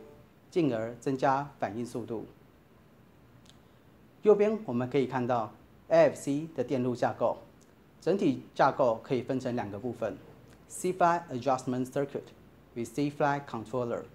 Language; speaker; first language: Chinese; native; Chinese